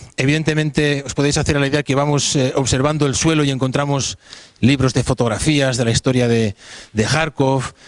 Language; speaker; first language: Spanish; native; Spanish